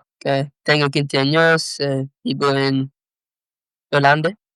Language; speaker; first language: Spanish; non-native, learner; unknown